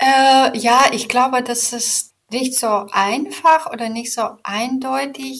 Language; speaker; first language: German; non-native, fluent; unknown